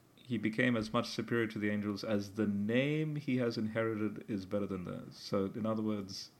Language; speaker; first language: English; early bilingual, heritage; English